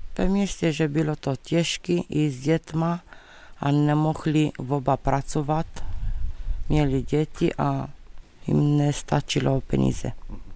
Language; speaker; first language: Czech; early bilingual, heritage; Czech